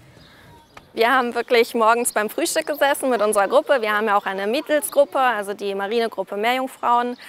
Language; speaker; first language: German; native; German